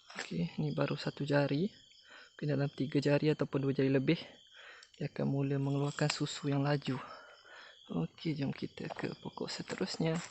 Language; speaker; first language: Malay; native; Malay